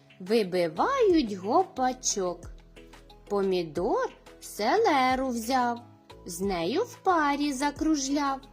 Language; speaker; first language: Ukrainian; native; Ukrainian